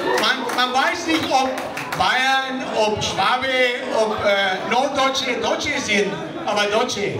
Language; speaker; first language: German; non-native, fluent; Spanish